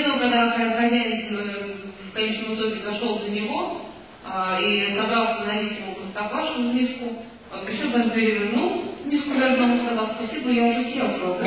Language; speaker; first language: Russian; native; Russian